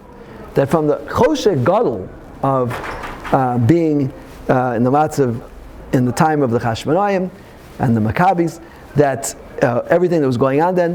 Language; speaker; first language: English; native; English